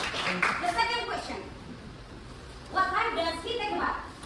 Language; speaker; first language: English; non-native, learner; Indonesian